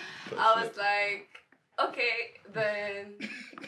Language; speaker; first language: English; non-native, fluent; Spanish